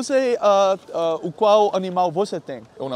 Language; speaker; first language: Portuguese; non-native, learner; Dutch